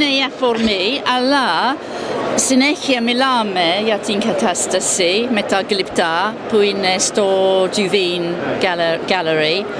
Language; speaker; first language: Greek; non-native, fluent; English